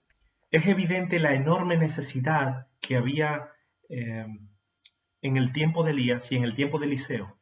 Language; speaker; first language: Spanish; native; Spanish